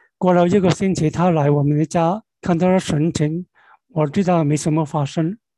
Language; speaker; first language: Chinese; non-native, local second language; Cantonese